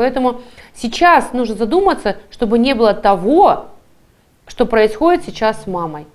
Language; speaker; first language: Russian; native; Russian